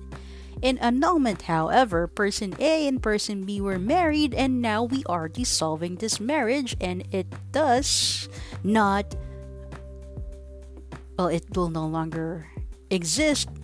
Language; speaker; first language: English; non-native, local second language; Filipino